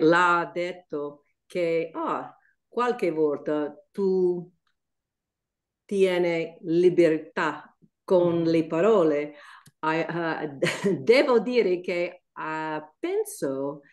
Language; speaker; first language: Italian; non-native, learner; English